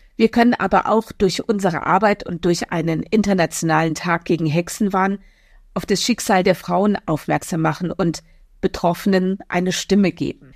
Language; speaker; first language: German; native; German